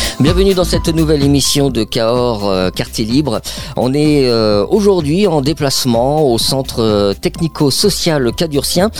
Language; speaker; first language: French; native; French